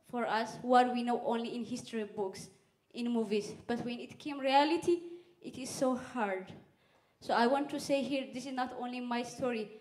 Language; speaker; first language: English; non-native, fluent; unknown